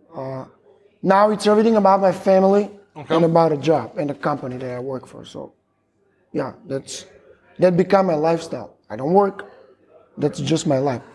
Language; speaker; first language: English; non-native, fluent; Macedonian